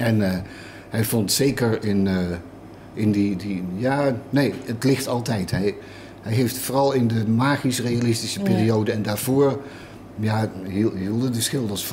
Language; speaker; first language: Dutch; native; Dutch